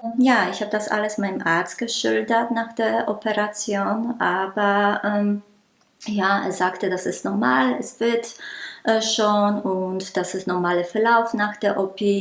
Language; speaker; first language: German; non-native, local second language; Polish